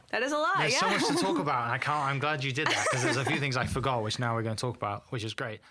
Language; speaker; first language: English; native; English